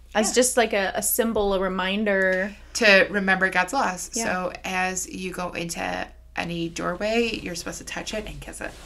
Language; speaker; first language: English; native; English